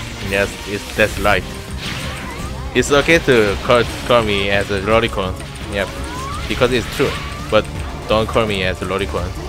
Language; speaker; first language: English; non-native, learner; Korean